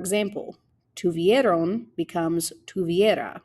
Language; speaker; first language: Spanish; non-native, fluent; English